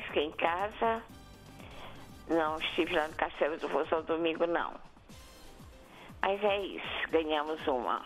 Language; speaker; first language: Portuguese; native; Portuguese